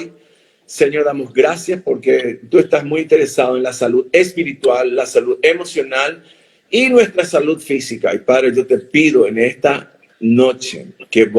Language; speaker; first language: Spanish; native; Spanish